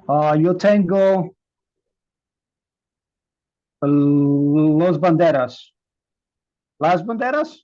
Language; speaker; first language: Spanish; non-native, learner; English